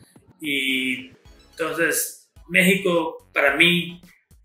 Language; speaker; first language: Spanish; non-native, fluent; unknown